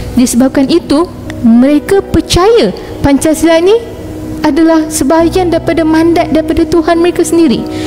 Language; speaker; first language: Malay; non-native, local second language; Tamil